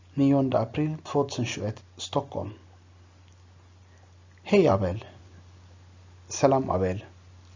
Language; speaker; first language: Swedish; non-native, fluent; Tigrinya